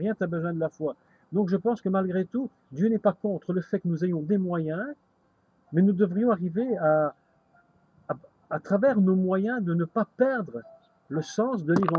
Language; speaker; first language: French; native; French